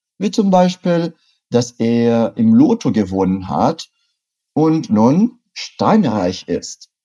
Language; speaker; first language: German; non-native, fluent; Portuguese